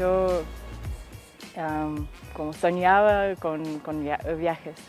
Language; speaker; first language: Spanish; non-native, fluent; Russian